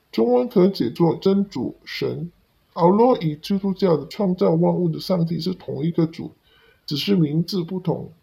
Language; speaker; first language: Chinese; non-native, local second language; Cantonese